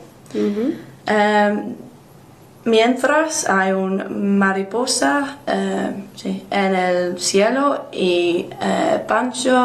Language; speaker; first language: Spanish; non-native, learner; English